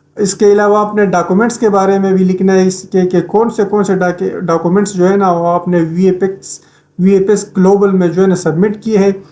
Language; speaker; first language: Urdu; native; Urdu